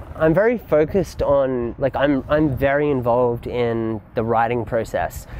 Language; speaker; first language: English; native; English